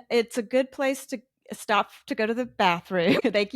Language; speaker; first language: English; native; English